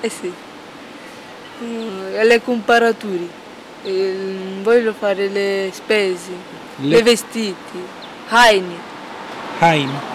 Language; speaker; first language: Italian; non-native, learner; Romanian